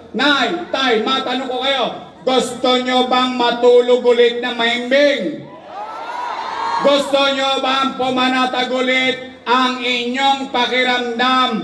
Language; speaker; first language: Filipino; native; Filipino